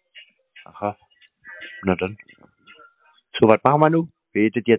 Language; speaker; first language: German; native; German